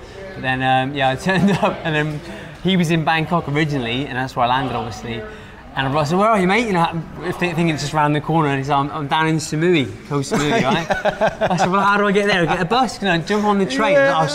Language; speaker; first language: English; native; English